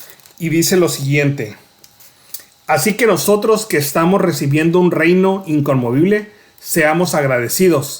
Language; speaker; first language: Spanish; native; Spanish